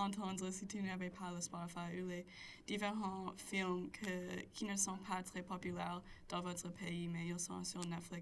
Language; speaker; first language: French; non-native, local second language; English